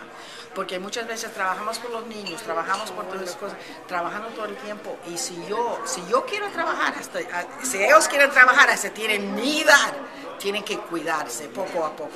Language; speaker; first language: Spanish; early bilingual, heritage; Spanish